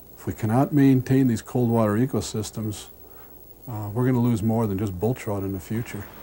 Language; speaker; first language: English; native; English